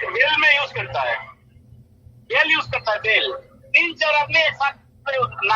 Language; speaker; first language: Hindi; non-native, learner; Bangla